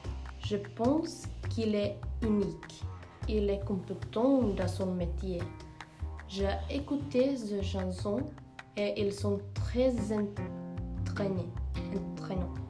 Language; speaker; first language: French; non-native, learner; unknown